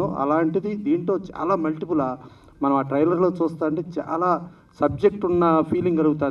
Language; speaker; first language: Telugu; native; Telugu